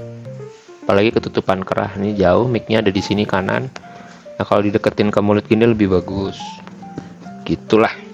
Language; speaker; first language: Indonesian; native; Indonesian